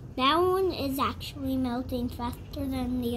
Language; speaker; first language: English; early bilingual, other home language; Russian